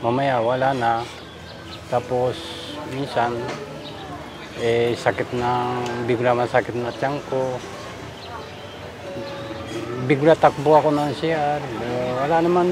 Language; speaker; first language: Filipino; non-native, learner; Japanese